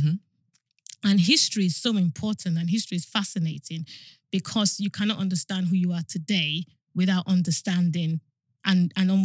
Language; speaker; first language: English; non-native, local second language; Yoruba